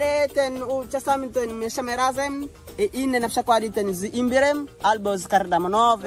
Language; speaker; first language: Polish; non-native, learner; Swahili